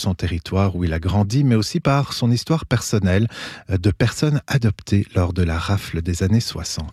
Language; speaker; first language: French; native; French